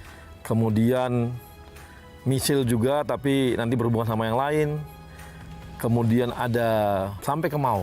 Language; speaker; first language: Indonesian; native; Indonesian